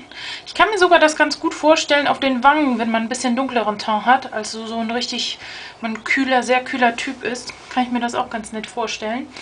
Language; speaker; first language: German; native; German